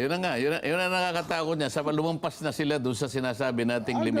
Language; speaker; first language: Filipino; native; Filipino